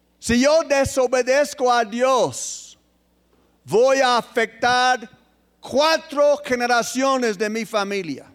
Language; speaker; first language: Spanish; non-native, fluent; English